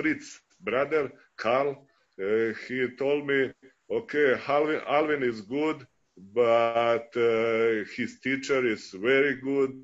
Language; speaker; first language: English; non-native, fluent; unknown